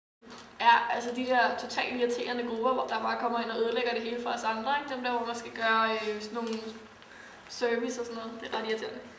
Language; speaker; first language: Danish; native; Danish